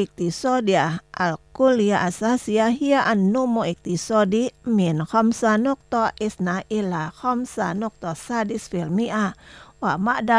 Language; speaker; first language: Arabic; non-native, learner; Indonesian